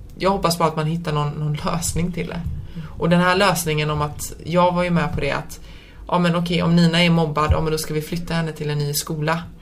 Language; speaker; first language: Swedish; native; Swedish